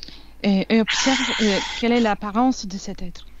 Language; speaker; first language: French; non-native, fluent; Italian